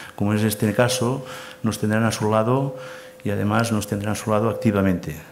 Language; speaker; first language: Spanish; non-native, local second language; Catalan